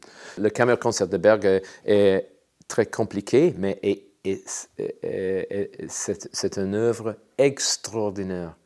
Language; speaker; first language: French; non-native, learner; English